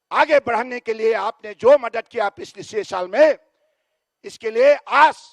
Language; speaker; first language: Hindi; non-native, local second language; Assamese